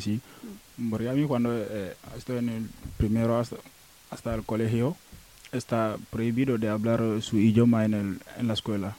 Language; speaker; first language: Spanish; non-native, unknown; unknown